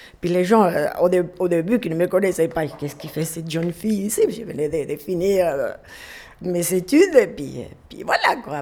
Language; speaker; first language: French; non-native, fluent; Spanish